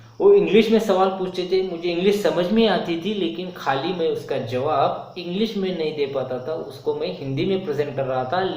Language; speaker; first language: Hindi; non-native, local second language; Marathi